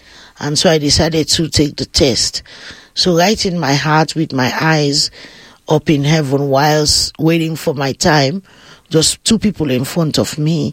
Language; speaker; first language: English; non-native, local second language; Krio